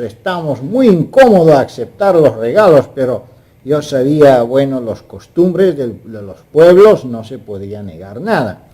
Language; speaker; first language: Spanish; non-native, fluent; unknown